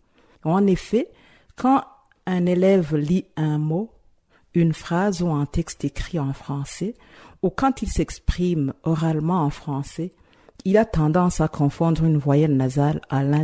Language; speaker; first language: French; non-native, local second language; Rundi